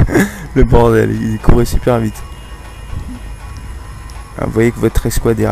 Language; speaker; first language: French; native; French